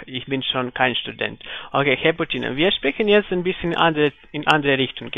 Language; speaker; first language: German; non-native, fluent; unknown